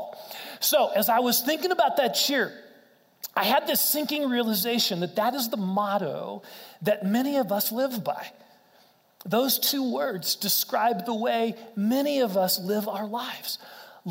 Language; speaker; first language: English; native; English